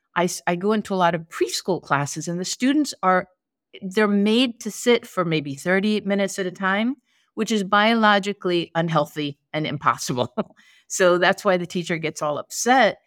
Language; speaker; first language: English; native; English